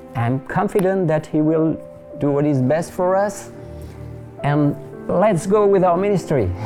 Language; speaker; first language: English; non-native, fluent; French